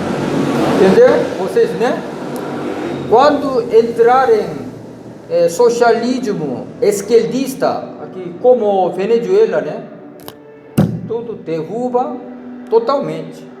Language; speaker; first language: Portuguese; non-native, learner; Korean